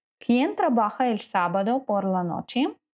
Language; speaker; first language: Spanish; non-native, learner; Ukrainian